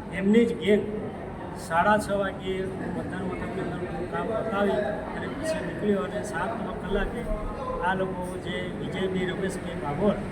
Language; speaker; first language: Gujarati; non-native, local second language; Bhili